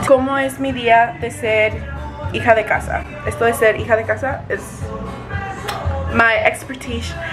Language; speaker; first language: Spanish; early bilingual, heritage; Spanish